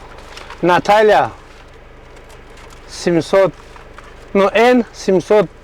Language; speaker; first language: Russian; non-native, fluent; Tajik